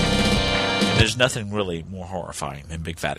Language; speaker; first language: English; native; English